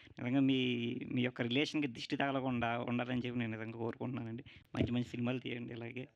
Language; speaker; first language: Telugu; native; Telugu